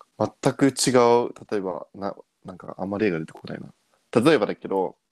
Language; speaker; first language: Japanese; early bilingual, heritage; Japanese